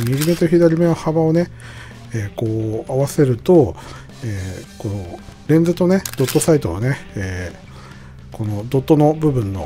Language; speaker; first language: Japanese; native; Japanese